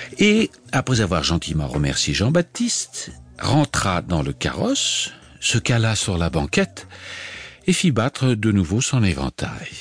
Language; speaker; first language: French; native; French